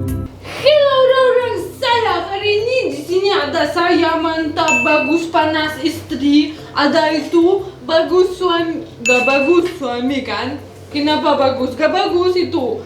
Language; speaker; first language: Indonesian; non-native, learner; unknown